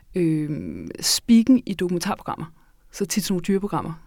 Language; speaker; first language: Danish; early bilingual, other home language; Norwegian